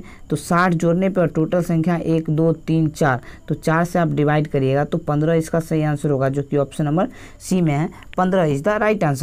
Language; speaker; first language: Hindi; native; Hindi